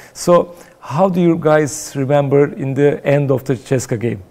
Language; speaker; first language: English; non-native, fluent; Turkish